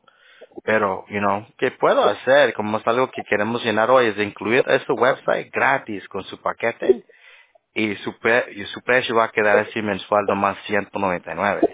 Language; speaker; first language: Spanish; early bilingual, heritage; Spanish